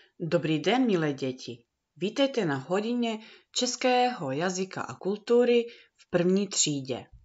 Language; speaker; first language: Czech; early bilingual, heritage; Czech